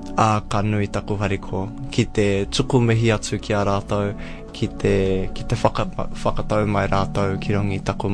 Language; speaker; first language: Māori; non-native, local second language; English